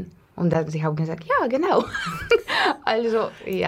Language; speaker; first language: German; non-native, learner; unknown